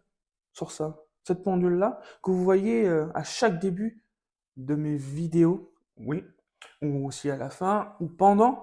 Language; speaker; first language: French; native; French